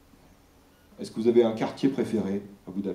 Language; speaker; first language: French; native; French